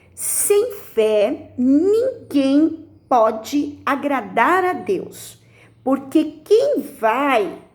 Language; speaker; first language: Portuguese; native; Portuguese